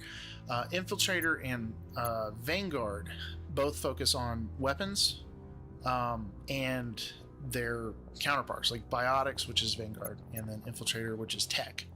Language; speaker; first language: English; native; English